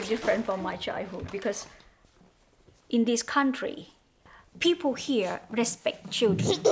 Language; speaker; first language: English; non-native, learner; Thai